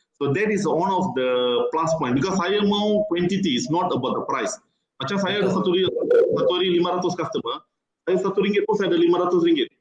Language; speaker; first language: Malay; non-native, local second language; Tamil